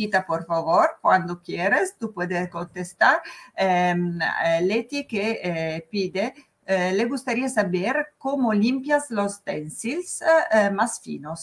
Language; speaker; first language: Spanish; non-native, fluent; Italian